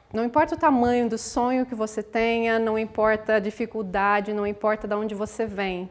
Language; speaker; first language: English; non-native, learner; Portuguese